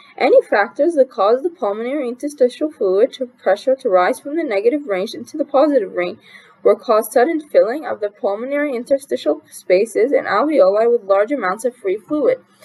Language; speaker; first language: English; non-native, fluent; Arabic